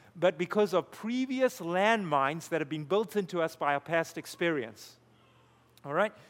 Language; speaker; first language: English; native; English